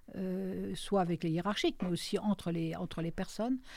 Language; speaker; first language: French; native; French